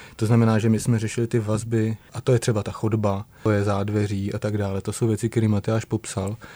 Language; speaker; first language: Czech; native; Czech